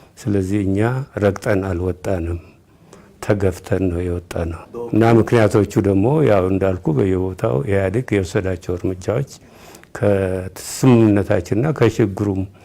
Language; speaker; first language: Amharic; non-native, local second language; Oromo